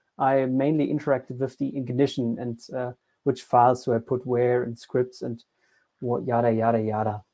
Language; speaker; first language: English; non-native, fluent; German